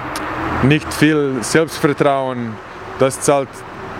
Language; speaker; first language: German; non-native, learner; English